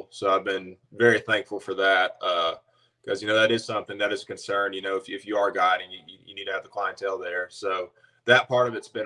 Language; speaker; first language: English; native; English